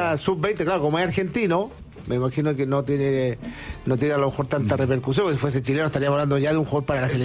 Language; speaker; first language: Spanish; native; Spanish